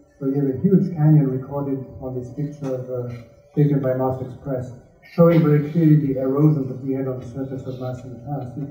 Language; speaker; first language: English; non-native, fluent; French